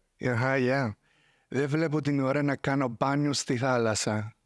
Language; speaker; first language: Greek; non-native, fluent; English